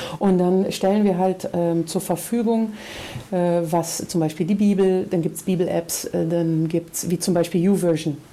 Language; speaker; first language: German; native; German